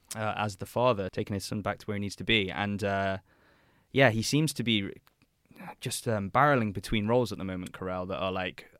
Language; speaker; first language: English; native; English